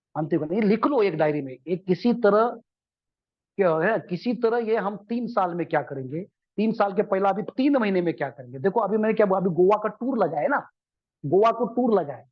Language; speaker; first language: Hindi; non-native, local second language; Marathi